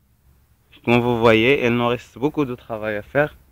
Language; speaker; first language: French; non-native, local second language; Arabic